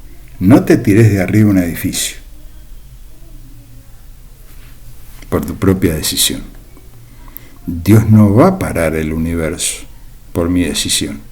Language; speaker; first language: Spanish; native; Spanish